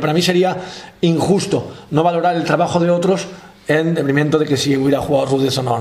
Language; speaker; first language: Spanish; native; Spanish